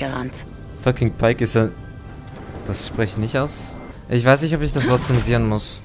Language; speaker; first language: German; native; German